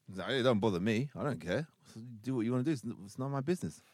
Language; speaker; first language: English; native; English